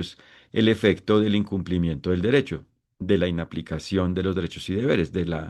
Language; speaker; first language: Spanish; native; Spanish